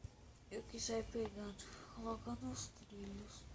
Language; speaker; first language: Portuguese; native; Portuguese